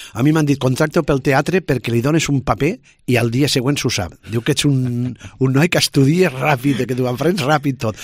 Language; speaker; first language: Catalan; native; Catalan